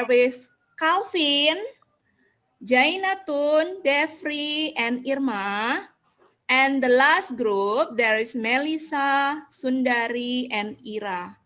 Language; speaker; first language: English; non-native, learner; Indonesian